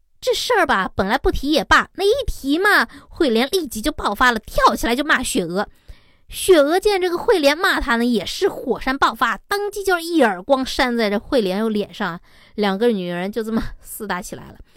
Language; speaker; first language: Chinese; native; Chinese